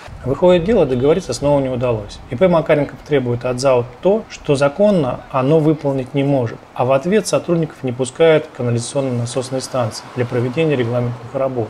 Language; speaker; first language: Russian; native; Russian